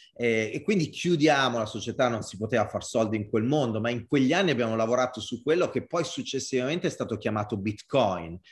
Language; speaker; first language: Italian; native; Italian